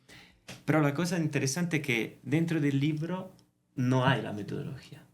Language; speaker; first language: Spanish; non-native, fluent; Italian